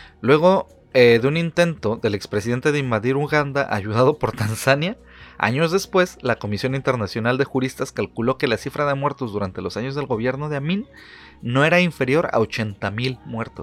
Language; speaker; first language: Spanish; native; Spanish